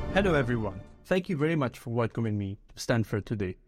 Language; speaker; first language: English; early bilingual, other home language; Arabic